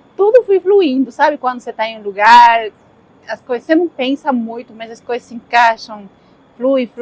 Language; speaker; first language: Portuguese; early bilingual, other home language; Spanish